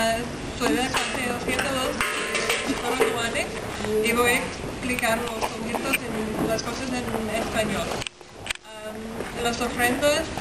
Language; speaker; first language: Spanish; non-native, learner; English